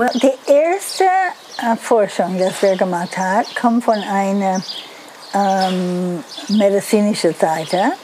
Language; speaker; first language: German; non-native, learner; Dutch